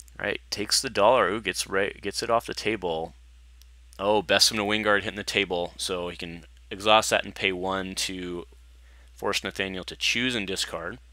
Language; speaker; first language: English; native; English